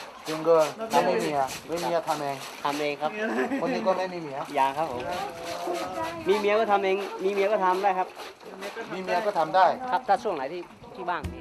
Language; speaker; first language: Thai; non-native, local second language; Hmong